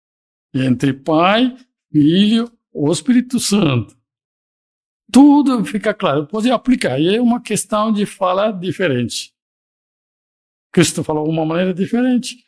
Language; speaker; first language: Portuguese; non-native, fluent; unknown